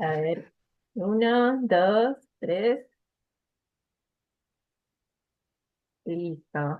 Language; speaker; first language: Spanish; native; Spanish